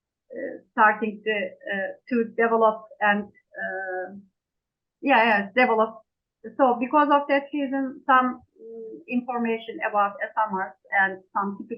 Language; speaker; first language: English; non-native, fluent; Turkish